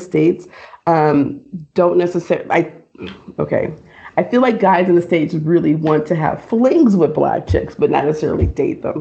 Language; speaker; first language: English; native; English